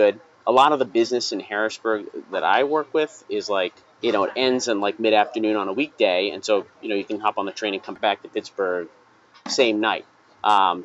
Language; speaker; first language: English; native; English